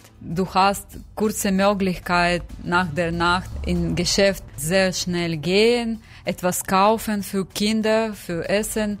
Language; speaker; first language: German; non-native, learner; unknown